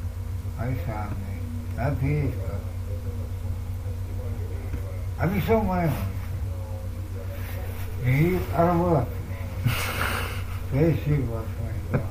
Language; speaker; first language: Estonian; non-native, local second language; Russian